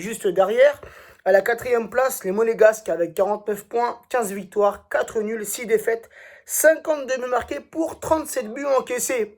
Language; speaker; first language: French; native; French